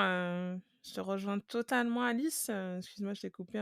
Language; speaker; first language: French; native; French